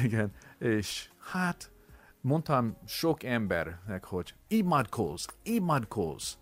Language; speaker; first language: Hungarian; non-native, fluent; English